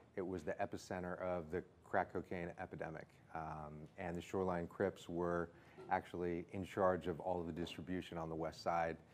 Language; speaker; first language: English; native; English